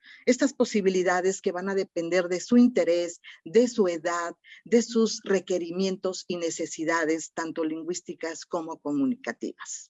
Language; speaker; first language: Spanish; native; Spanish